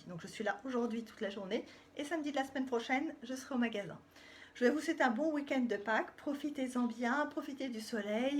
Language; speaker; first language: French; native; French